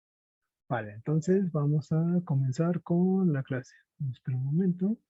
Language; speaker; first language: Spanish; native; Spanish